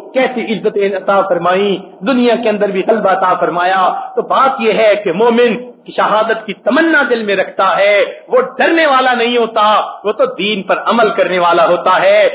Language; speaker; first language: Urdu; non-native, local second language; Punjabi